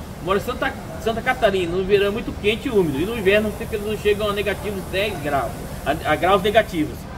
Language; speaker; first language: Portuguese; native; Portuguese